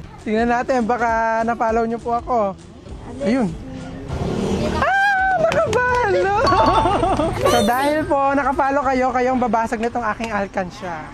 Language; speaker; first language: Filipino; native; Filipino